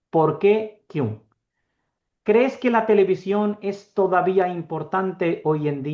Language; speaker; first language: Spanish; non-native, fluent; Urdu